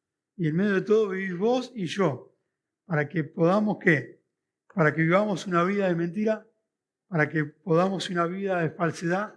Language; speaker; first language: Spanish; native; Spanish